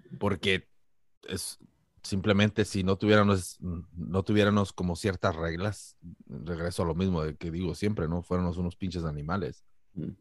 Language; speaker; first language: Spanish; native; Spanish